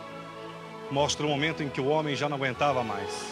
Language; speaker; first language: Portuguese; native; Portuguese